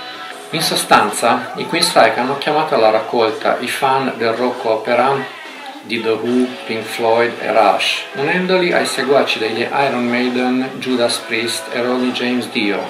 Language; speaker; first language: Italian; native; Italian